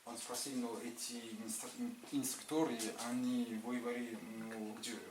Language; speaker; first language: Russian; non-native, fluent; French